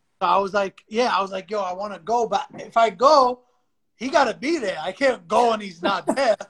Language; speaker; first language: English; early bilingual, other home language; Italian